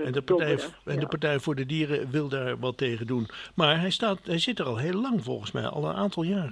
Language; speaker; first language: Dutch; native; Dutch